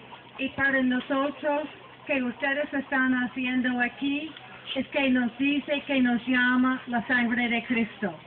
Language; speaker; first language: Spanish; non-native, learner; English